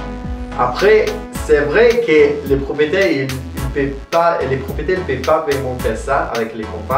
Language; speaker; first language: French; non-native, learner; Italian